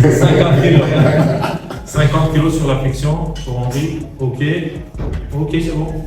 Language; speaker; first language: French; native; French